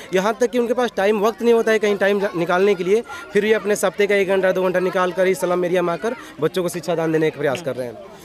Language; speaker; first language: Hindi; native; Hindi